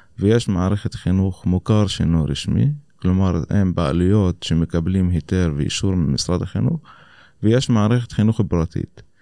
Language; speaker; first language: Hebrew; non-native, local second language; Arabic